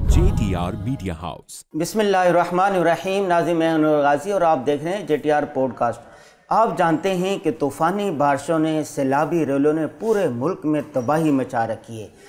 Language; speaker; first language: Urdu; non-native, local second language; Saraiki